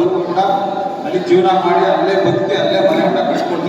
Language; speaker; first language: Kannada; native; Kannada